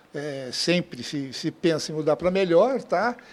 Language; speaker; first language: Portuguese; early bilingual, other home language; Spanish